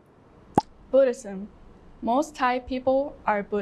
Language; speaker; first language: English; non-native, learner; Thai